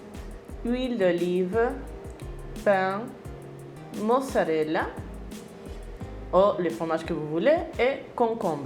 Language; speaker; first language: French; non-native, fluent; Spanish